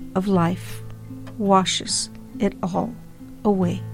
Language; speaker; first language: English; early bilingual, other home language; Spanish